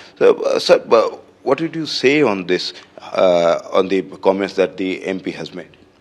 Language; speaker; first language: English; non-native, local second language; Bangla